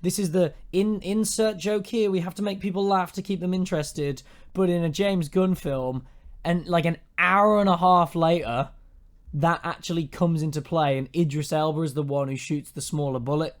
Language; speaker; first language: English; native; English